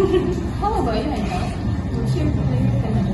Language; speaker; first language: English; non-native, learner; Indonesian